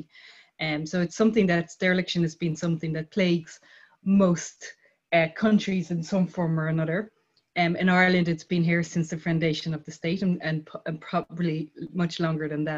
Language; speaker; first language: English; native; English